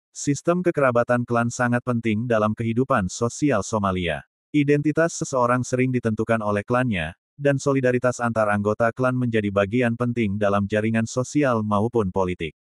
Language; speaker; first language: Indonesian; native; Indonesian